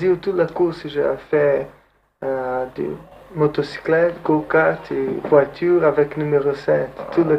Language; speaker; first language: French; non-native, learner; Portuguese